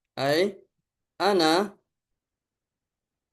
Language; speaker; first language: Arabic; non-native, fluent; Indonesian